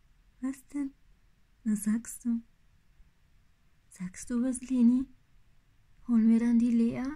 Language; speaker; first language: German; native; German